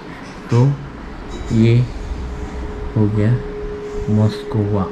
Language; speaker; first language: Hindi; non-native, local second language; Marathi